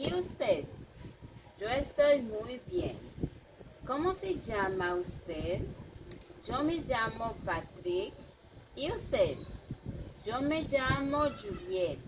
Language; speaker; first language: Spanish; non-native, fluent; French